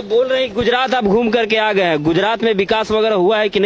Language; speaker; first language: Hindi; native; Hindi